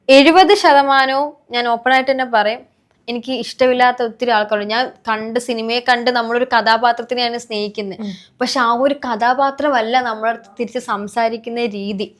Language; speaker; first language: Malayalam; native; Malayalam